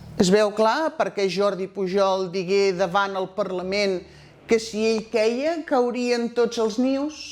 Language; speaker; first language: Catalan; non-native, local second language; Spanish